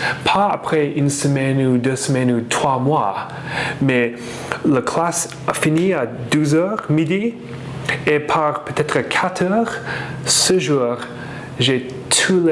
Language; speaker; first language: French; non-native, fluent; English